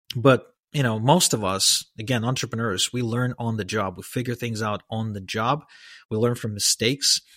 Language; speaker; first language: English; early bilingual, other home language; Hebrew